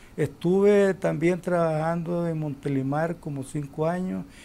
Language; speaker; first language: Spanish; native; Spanish